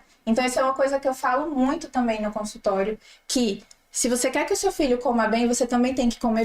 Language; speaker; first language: Portuguese; native; Portuguese